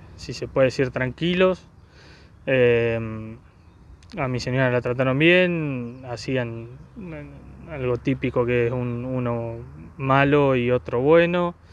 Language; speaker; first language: Spanish; native; Spanish